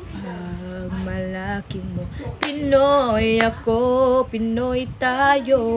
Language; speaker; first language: Filipino; non-native, local second language; Cebuano